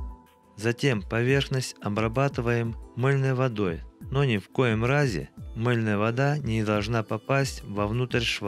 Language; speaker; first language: Russian; native; Russian